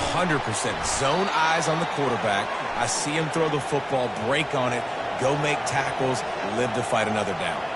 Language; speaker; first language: English; native; English